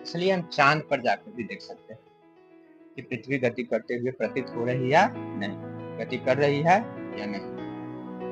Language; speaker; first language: Hindi; native; Hindi